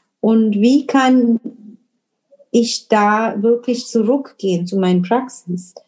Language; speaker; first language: German; non-native, fluent; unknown